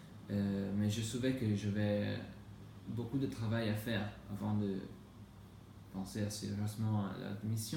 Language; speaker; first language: French; non-native, learner; Italian